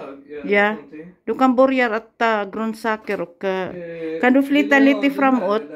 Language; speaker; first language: Swedish; non-native, learner; Filipino